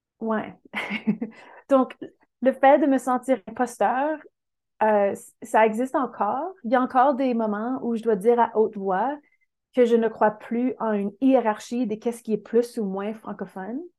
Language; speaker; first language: French; native; French